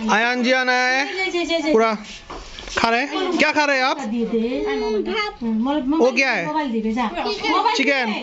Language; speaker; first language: Hindi; non-native, local second language; Assamese